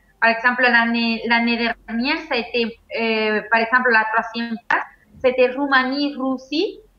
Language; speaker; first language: French; non-native, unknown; Spanish